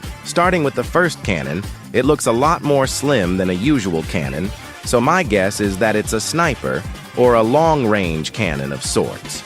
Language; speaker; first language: English; native; English